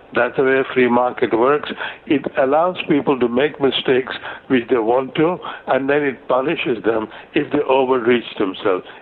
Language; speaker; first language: English; non-native, local second language; Gujarati